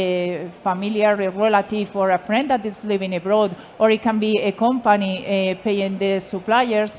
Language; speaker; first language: English; non-native, fluent; Spanish